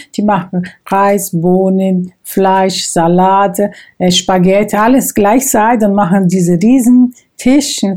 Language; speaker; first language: German; non-native, fluent; Portuguese